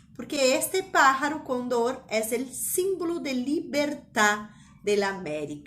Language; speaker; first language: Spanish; non-native, fluent; Portuguese